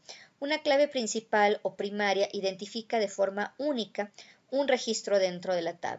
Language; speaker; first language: Spanish; native; Spanish